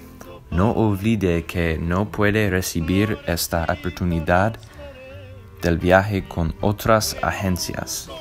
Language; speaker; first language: Spanish; non-native, learner; English